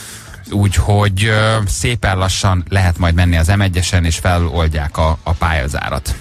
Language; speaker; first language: Hungarian; native; Hungarian